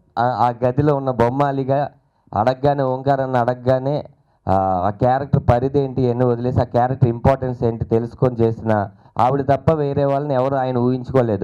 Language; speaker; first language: Telugu; native; Telugu